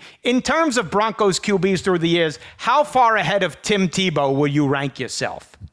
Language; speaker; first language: English; native; English